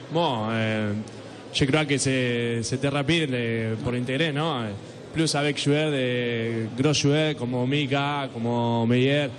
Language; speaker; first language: French; non-native, learner; Spanish